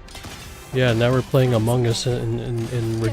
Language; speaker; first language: English; native; English